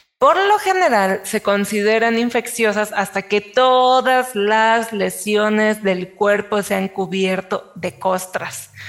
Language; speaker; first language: Spanish; native; Spanish